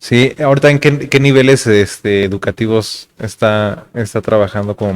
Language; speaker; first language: Spanish; native; Spanish